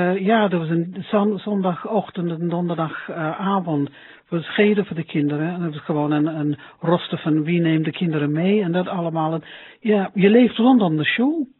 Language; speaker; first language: Dutch; non-native, fluent; English